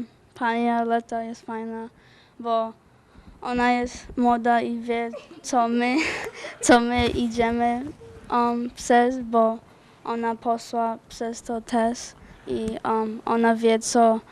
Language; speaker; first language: Polish; early bilingual, other home language; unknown